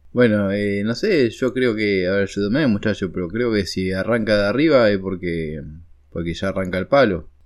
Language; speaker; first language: Spanish; native; Spanish